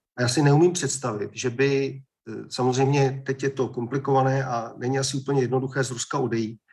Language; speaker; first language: Czech; native; Czech